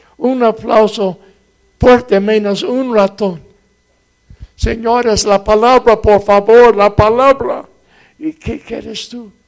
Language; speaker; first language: Spanish; non-native, fluent; English